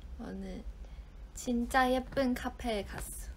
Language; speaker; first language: Korean; non-native, fluent; Chinese